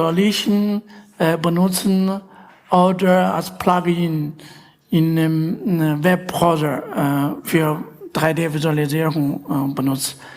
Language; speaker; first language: German; non-native, learner; Chinese